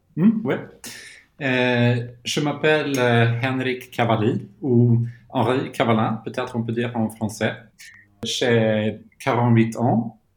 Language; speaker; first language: French; non-native, fluent; Swedish